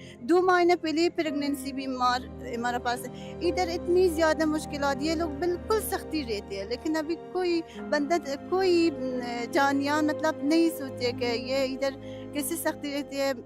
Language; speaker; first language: Hindi; non-native, learner; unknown